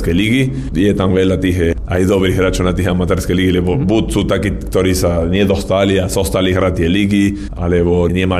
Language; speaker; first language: Slovak; non-native, fluent; Spanish